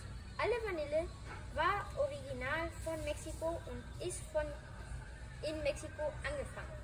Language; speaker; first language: German; early bilingual, heritage; German